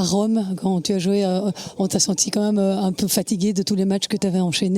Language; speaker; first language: French; native; French